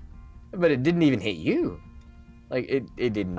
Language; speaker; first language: English; native; English